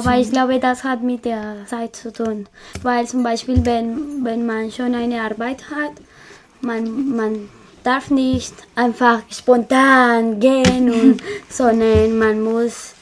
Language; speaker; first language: German; non-native, learner; Spanish